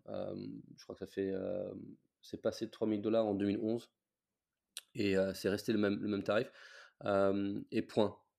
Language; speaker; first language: French; non-native, fluent; English